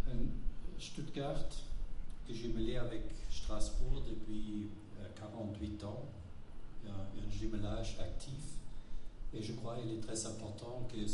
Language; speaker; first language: French; non-native, fluent; German